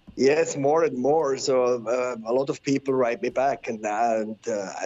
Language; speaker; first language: English; non-native, fluent; Swiss German